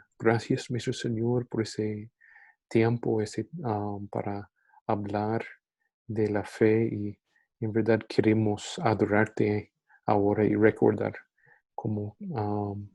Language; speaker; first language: Spanish; non-native, fluent; English